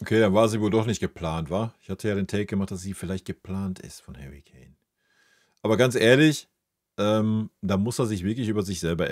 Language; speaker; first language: German; native; German